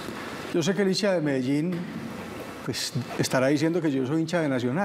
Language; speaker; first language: Spanish; native; Spanish